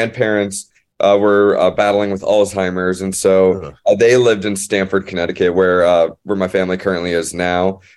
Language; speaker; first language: English; native; English